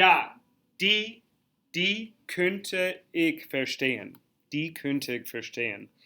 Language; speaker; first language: German; non-native, fluent; English